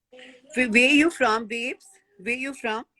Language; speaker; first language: English; non-native, learner; Hindi